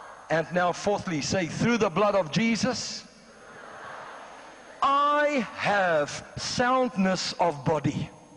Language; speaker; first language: English; non-native, local second language; Afrikaans